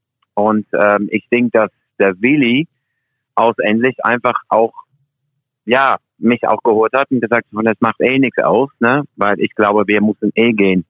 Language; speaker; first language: German; non-native, fluent; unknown